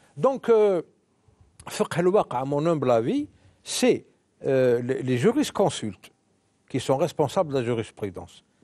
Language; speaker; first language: French; non-native, local second language; Arabic